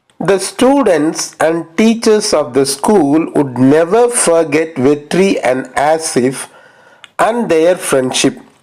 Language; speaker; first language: English; non-native, local second language; Tamil